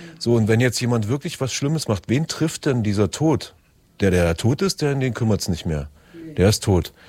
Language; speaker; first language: German; native; German